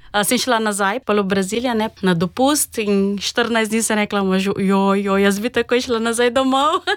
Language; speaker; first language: Slovenian; non-native, fluent; Portuguese